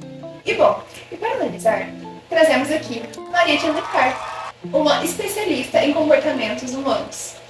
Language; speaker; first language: Portuguese; native; Portuguese